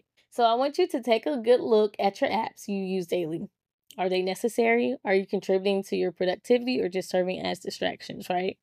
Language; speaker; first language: English; native; English